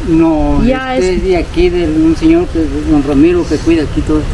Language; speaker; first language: Spanish; native; Spanish